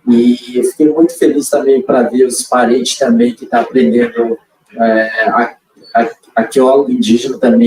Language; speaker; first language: Portuguese; non-native, local second language; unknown